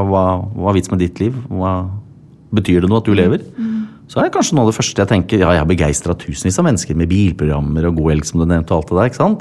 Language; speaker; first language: Norwegian; native; Norwegian